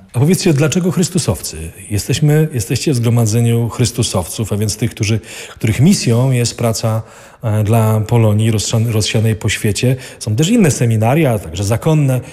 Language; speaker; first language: Polish; native; Polish